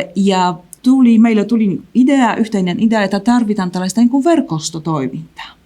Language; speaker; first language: Finnish; non-native, fluent; Polish